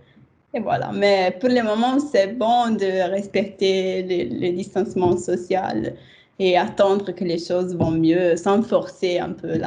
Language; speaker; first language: French; non-native, fluent; Italian